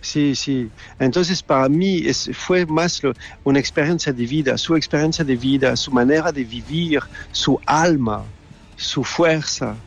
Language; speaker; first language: Spanish; non-native, learner; French